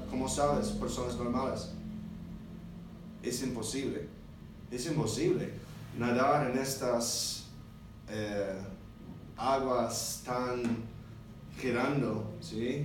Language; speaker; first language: Spanish; non-native, learner; English